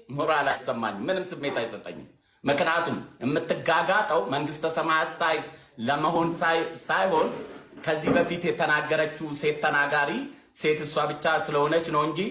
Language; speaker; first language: Amharic; non-native, local second language; Oromo